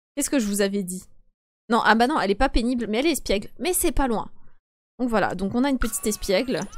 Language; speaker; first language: French; non-native, fluent; Polish